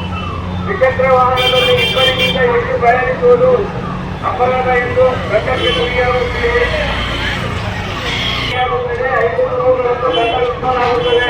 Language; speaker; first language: Kannada; native; Kannada